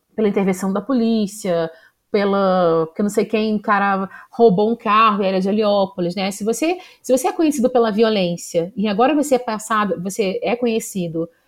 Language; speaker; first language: Portuguese; native; Portuguese